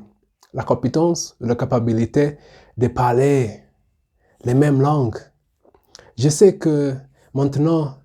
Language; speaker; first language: French; non-native, learner; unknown